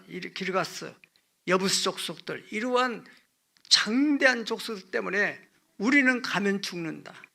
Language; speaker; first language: Korean; native; Korean